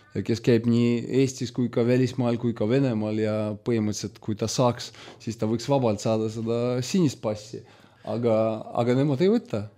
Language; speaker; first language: Estonian; non-native, local second language; Russian